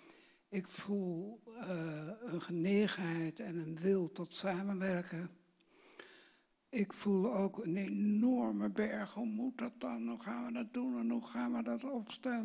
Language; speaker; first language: Dutch; native; Dutch